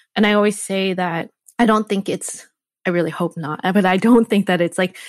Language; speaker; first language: English; native; English